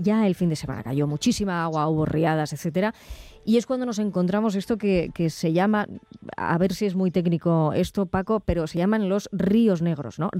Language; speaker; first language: Spanish; native; Spanish